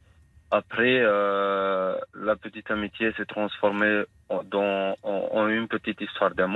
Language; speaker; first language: French; non-native, fluent; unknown